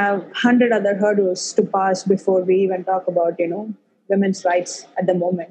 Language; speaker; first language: English; non-native, local second language; Tamil